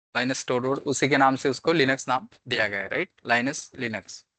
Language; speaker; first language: Hindi; non-native, local second language; Marathi